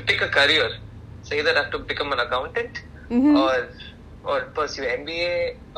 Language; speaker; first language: English; non-native, local second language; Tamil